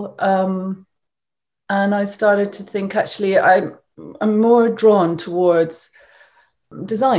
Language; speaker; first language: English; native; English